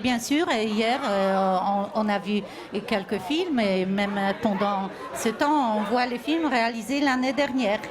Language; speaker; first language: French; non-native, fluent; Polish